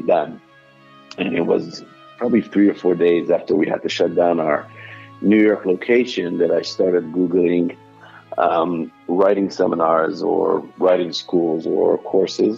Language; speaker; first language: English; non-native, fluent; Hebrew